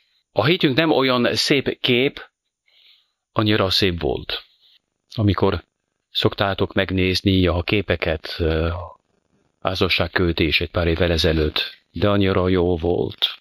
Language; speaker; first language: Hungarian; non-native, fluent; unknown